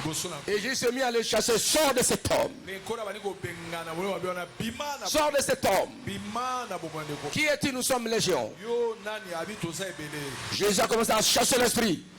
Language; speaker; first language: French; non-native, local second language; Lingala